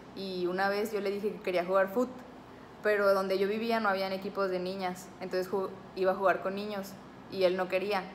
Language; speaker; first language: Spanish; native; Spanish